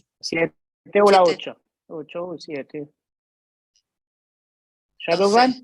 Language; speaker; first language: Spanish; non-native, learner; French